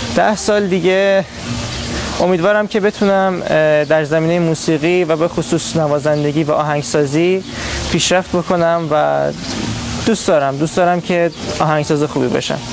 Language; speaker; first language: Persian; non-native, local second language; Azerbaijani